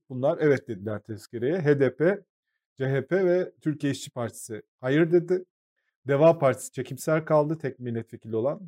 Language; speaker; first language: Turkish; native; Turkish